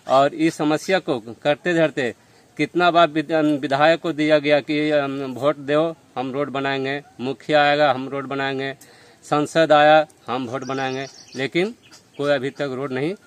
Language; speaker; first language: Hindi; native; Hindi